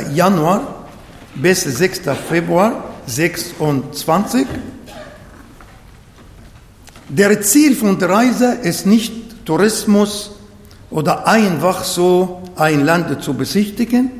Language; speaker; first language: German; non-native, learner; Arabic